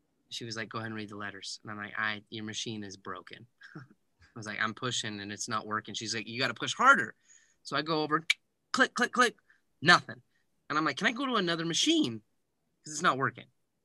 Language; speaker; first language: English; native; English